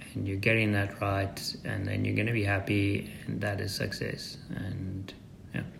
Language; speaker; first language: English; native; English